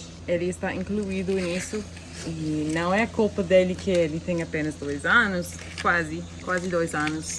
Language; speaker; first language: Portuguese; non-native, fluent; English